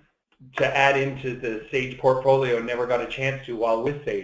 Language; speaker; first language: English; native; English